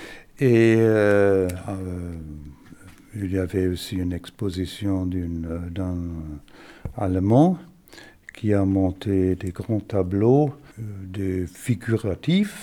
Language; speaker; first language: French; non-native, fluent; German